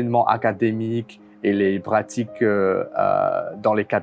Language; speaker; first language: French; non-native, fluent; Chinese